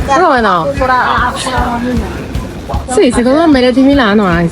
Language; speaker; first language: Italian; non-native, fluent; Chinese